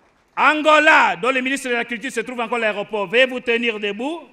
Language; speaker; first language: French; non-native, local second language; Lingala